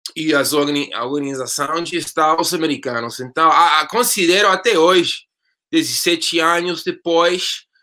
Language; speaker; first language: Portuguese; non-native, fluent; English